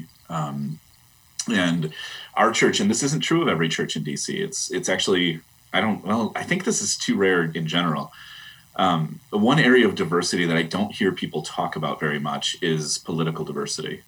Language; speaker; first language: English; native; English